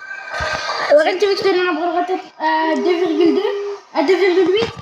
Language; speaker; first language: French; native; French